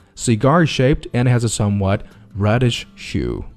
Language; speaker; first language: English; non-native, fluent; Chinese